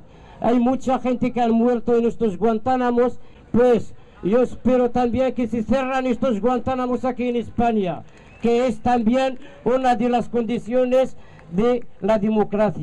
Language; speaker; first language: Spanish; non-native, fluent; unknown